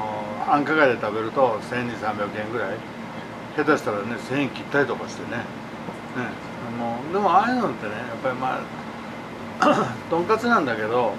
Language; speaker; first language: Japanese; native; Japanese